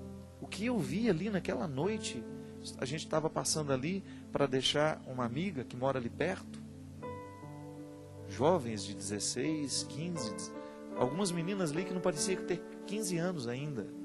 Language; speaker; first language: Portuguese; native; Portuguese